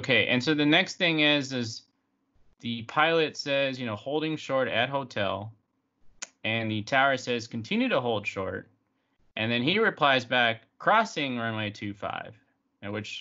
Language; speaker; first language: English; native; English